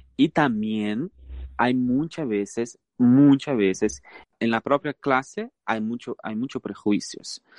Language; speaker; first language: Spanish; non-native, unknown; Portuguese